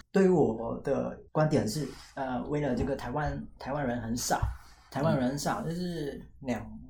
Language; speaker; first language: Chinese; non-native, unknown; Vietnamese